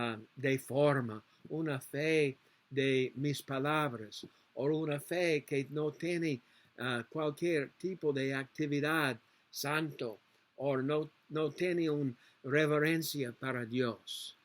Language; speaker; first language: Spanish; non-native, learner; English